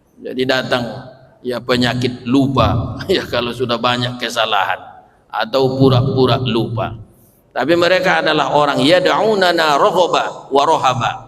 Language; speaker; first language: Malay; non-native, local second language; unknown